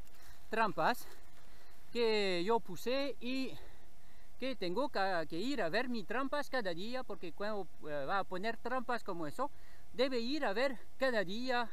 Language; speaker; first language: Spanish; non-native, learner; French